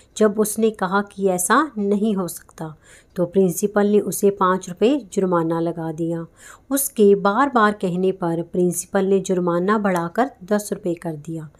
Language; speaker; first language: Hindi; non-native, local second language; Punjabi